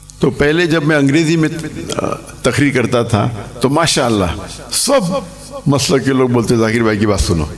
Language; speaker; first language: Urdu; non-native, local second language; English